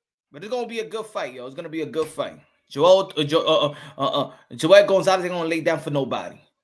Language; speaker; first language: English; early bilingual, other home language; Spanish